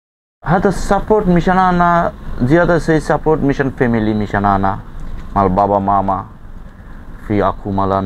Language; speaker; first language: Arabic; non-native, learner; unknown